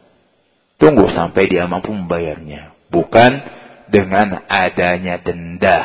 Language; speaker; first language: Indonesian; native; Indonesian